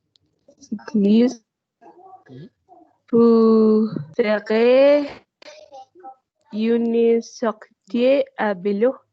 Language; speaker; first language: French; non-native, learner; Spanish